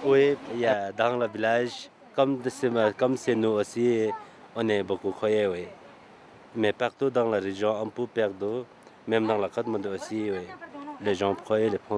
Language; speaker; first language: French; non-native, learner; Sherpa